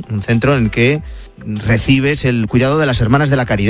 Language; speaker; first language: Spanish; native; Spanish